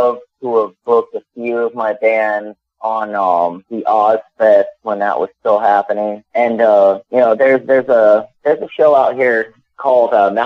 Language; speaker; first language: English; native; English